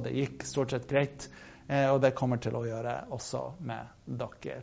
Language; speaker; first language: Norwegian; non-native, fluent; English